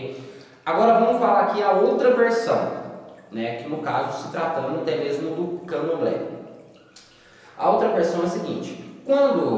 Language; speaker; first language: Portuguese; native; Portuguese